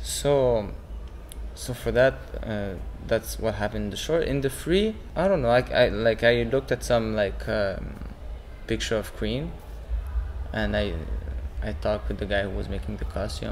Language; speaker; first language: English; non-native, local second language; French